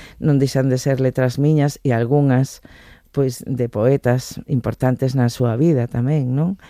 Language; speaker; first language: Galician; native; Galician